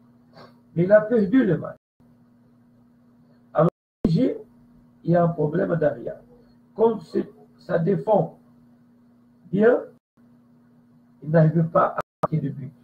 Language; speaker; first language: French; non-native, fluent; Portuguese